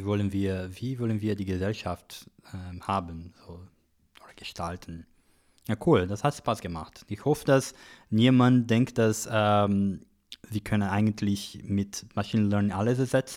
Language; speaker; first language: German; non-native, learner; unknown